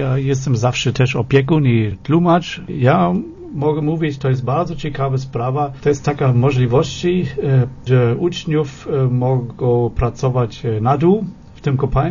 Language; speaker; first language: Polish; non-native, learner; German